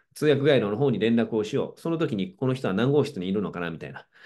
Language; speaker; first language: Japanese; native; Japanese